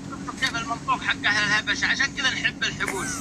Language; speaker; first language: Arabic; native; Arabic